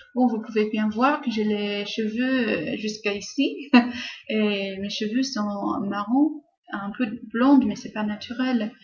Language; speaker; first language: French; non-native, fluent; English